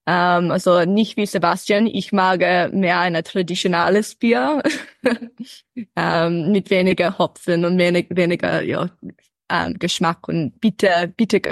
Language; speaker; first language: German; early bilingual, heritage; English